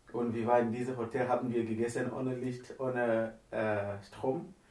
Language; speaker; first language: German; non-native, fluent; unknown